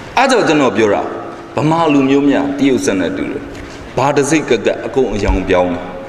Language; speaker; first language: Burmese; native; Burmese